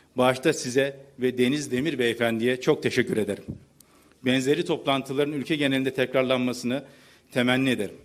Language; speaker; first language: Turkish; native; Turkish